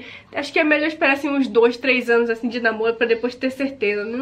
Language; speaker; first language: Portuguese; native; Portuguese